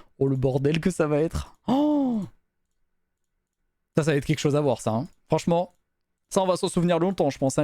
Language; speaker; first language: French; native; French